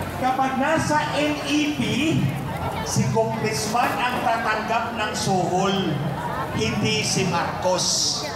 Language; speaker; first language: Filipino; native; Filipino